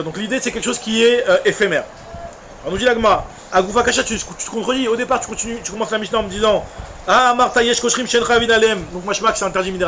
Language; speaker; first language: French; native; French